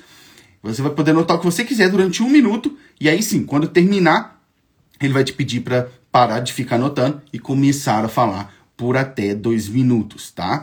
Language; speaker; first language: Portuguese; native; Portuguese